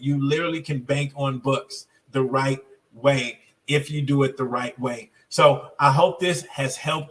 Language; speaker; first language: English; native; English